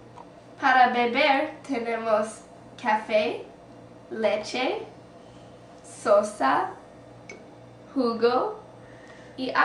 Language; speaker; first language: Spanish; non-native, learner; English